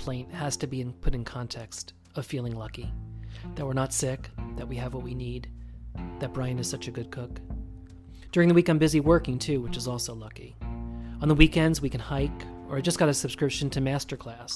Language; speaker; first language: English; native; English